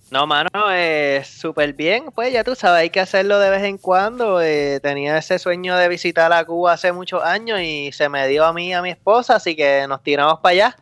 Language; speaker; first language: Spanish; native; Spanish